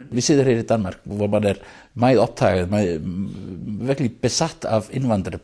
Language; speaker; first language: Danish; non-native, fluent; Icelandic